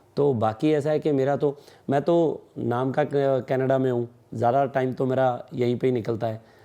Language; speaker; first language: Hindi; non-native, local second language; Punjabi